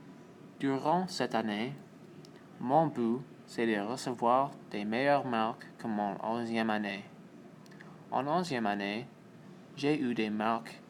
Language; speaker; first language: French; non-native, local second language; English